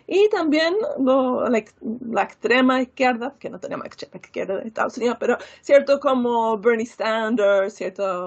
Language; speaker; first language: Spanish; non-native, fluent; English